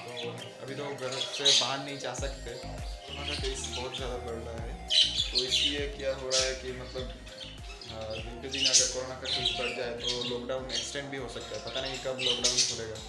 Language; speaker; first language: Hindi; non-native, local second language; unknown